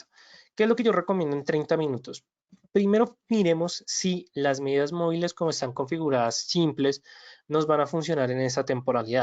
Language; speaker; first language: Spanish; native; Spanish